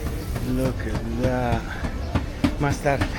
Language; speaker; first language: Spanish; non-native, learner; English